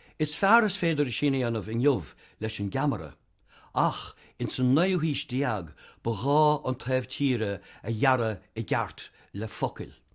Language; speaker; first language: Irish; native; Irish